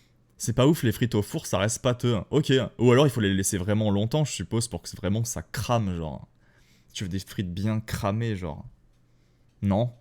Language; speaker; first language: French; native; French